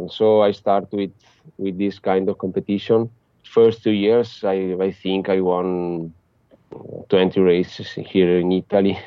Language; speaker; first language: English; non-native, fluent; Italian